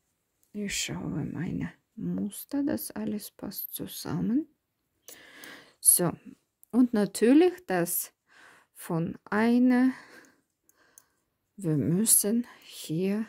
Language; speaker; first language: German; non-native, learner; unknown